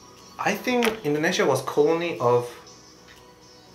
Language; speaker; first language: English; non-native, fluent; Korean